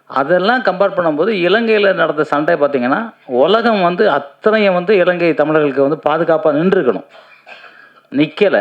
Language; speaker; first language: Tamil; native; Tamil